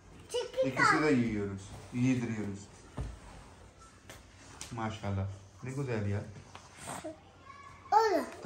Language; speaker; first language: Turkish; non-native, learner; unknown